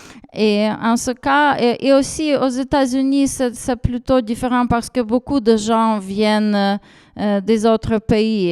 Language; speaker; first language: French; non-native, fluent; Ukrainian